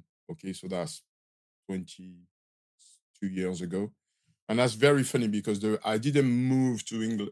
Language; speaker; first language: English; non-native, fluent; French